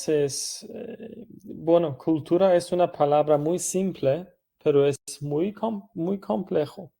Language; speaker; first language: Spanish; non-native, fluent; Persian